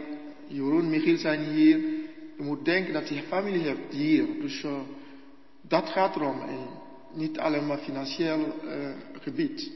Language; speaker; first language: Dutch; non-native, learner; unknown